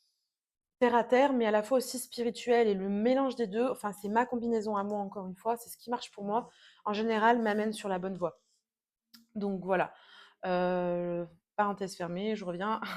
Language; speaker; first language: French; native; French